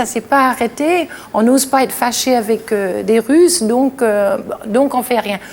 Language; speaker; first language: French; non-native, fluent; English